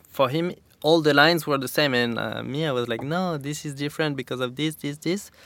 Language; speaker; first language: English; non-native, fluent; French